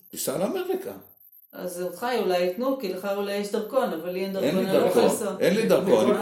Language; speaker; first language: Hebrew; native; Hebrew